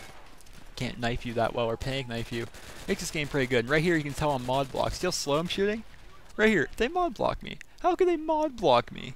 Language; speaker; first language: English; native; English